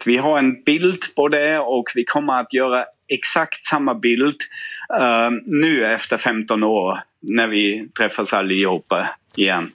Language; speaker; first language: Swedish; non-native, fluent; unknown